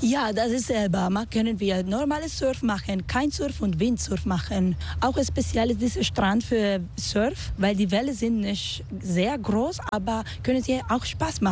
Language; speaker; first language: German; non-native, learner; Spanish